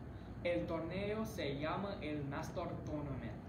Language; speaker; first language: Spanish; non-native, learner; English